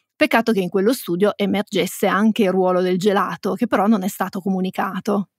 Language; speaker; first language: Italian; native; Italian